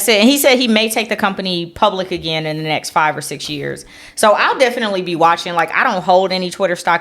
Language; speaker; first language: English; native; English